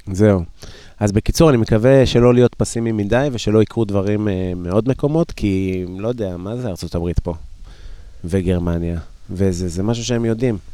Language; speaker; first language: Hebrew; native; Hebrew